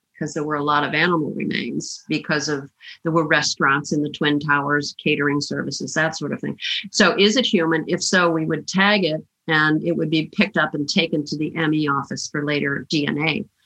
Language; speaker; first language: English; native; English